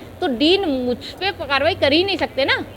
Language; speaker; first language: Hindi; native; Hindi